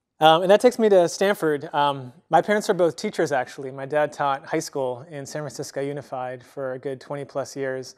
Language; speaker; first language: English; native; English